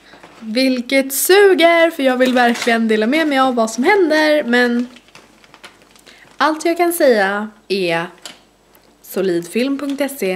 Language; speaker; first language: Swedish; native; Swedish